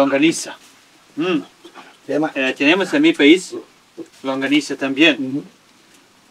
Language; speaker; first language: Spanish; non-native, learner; Serbian